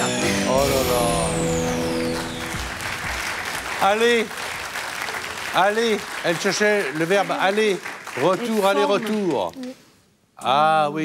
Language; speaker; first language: French; native; French